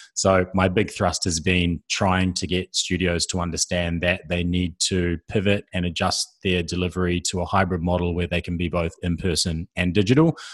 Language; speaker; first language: English; native; English